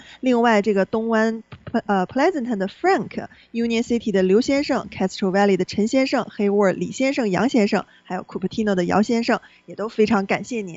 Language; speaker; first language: Chinese; native; Chinese